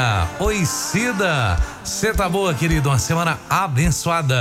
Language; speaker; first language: Portuguese; native; Portuguese